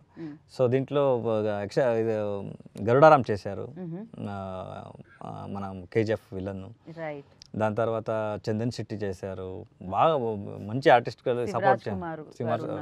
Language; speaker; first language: Telugu; non-native, learner; Kannada